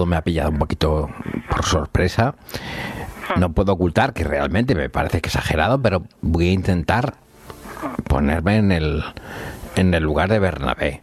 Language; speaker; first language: Spanish; native; Spanish